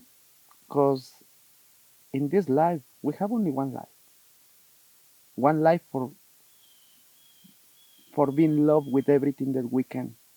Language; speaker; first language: English; non-native, learner; Spanish